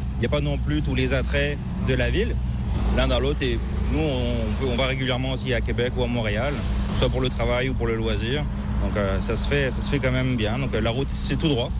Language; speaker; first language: French; native; French